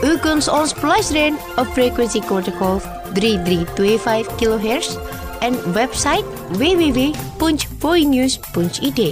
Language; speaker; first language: Dutch; non-native, learner; Indonesian